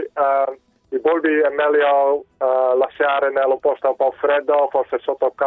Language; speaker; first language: Italian; non-native, learner; Dutch